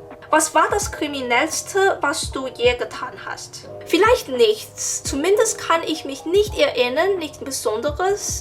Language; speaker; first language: German; non-native, learner; Chinese